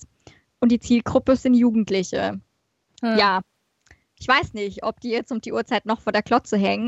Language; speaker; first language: German; native; German